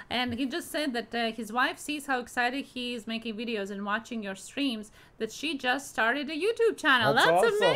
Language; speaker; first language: English; non-native, fluent; Latvian